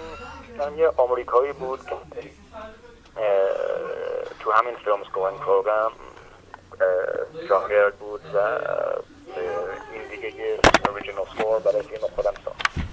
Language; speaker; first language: Persian; early bilingual, heritage; Persian